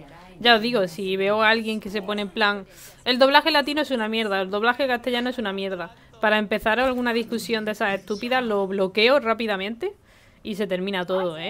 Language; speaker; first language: Spanish; native; Spanish